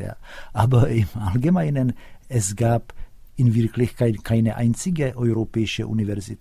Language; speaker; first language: German; non-native, fluent; Czech